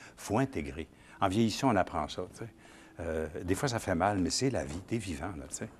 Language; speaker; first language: French; native; French